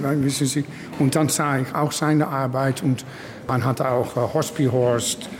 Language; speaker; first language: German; non-native, learner; Dutch